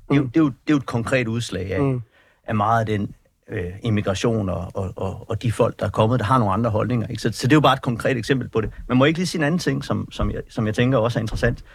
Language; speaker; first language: Danish; native; Danish